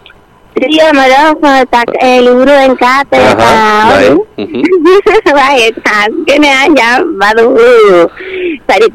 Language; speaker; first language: Basque; non-native, local second language; Spanish